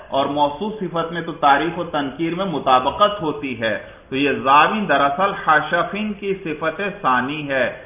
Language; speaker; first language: Urdu; native; Urdu